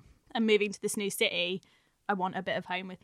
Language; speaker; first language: English; native; English